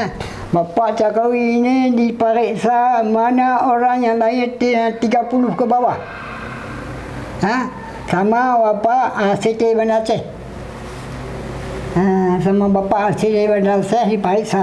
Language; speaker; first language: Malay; non-native, local second language; Achinese